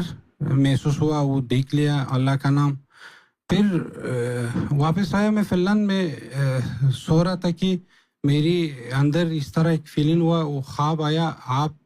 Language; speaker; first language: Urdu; non-native, learner; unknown